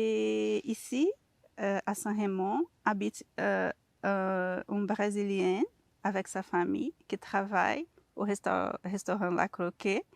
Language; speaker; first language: French; non-native, learner; Portuguese